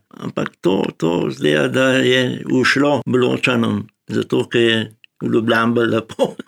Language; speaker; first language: Slovenian; native; Slovenian